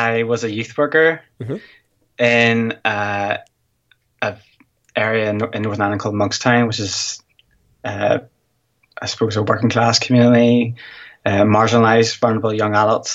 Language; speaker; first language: English; native; English